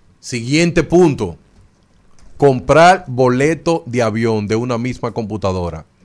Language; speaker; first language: Spanish; native; Spanish